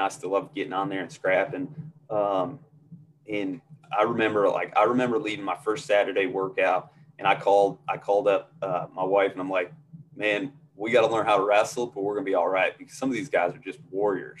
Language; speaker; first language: English; native; English